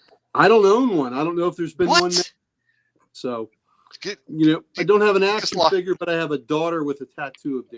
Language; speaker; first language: English; native; English